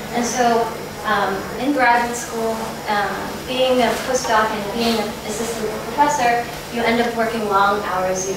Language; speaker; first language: English; native; English